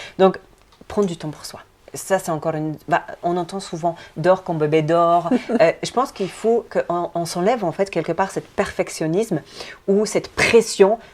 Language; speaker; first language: French; non-native, fluent; Polish